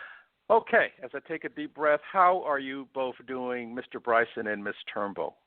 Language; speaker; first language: English; native; English